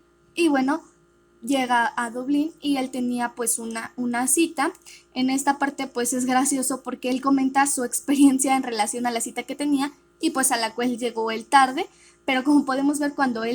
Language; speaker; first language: Spanish; native; Spanish